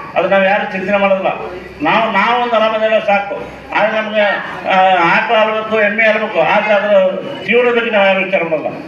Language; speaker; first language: Kannada; native; Kannada